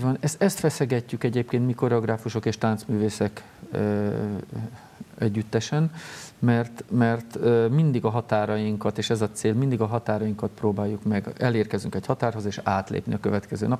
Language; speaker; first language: Hungarian; native; Hungarian